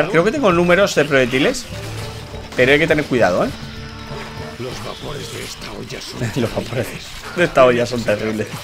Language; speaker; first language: Spanish; native; Spanish